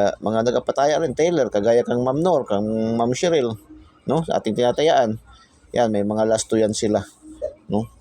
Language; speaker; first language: Filipino; non-native, local second language; Cebuano